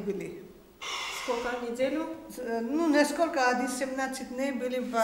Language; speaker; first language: Russian; non-native, local second language; Georgian